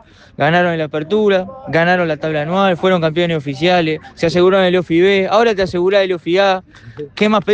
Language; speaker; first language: Spanish; native; Spanish